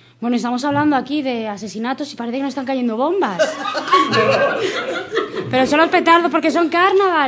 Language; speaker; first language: Spanish; native; Spanish